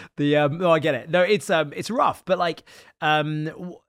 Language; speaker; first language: English; native; English